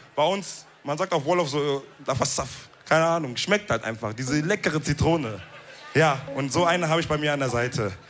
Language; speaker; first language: German; early bilingual, other home language; Wolof